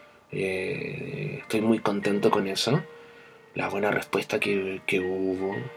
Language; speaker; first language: Spanish; native; Spanish